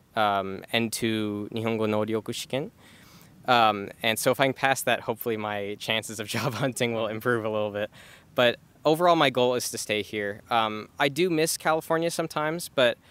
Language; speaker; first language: English; native; English